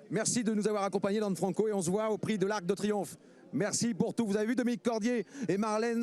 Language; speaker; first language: French; native; French